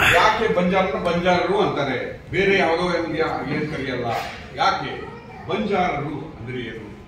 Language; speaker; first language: Kannada; non-native, local second language; Lambadi